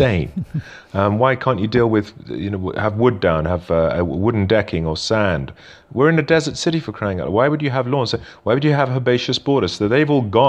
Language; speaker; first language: English; native; English